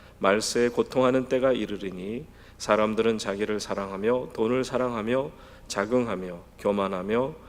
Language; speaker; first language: Korean; native; Korean